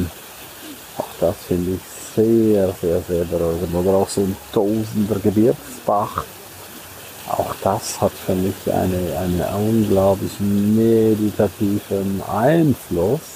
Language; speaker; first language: German; native; German